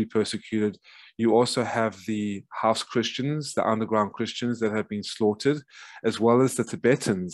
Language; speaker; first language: English; native; English